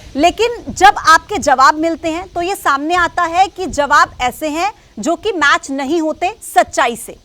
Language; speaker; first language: Hindi; native; Hindi